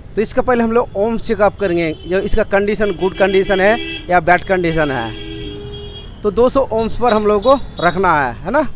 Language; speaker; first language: Hindi; non-native, local second language; Bangla